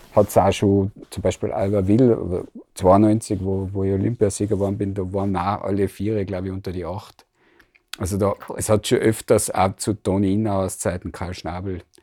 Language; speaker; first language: German; native; German